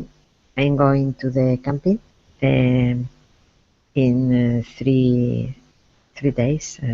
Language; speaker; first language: English; non-native, learner; Spanish